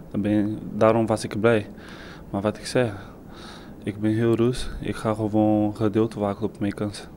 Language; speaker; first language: Dutch; non-native, learner; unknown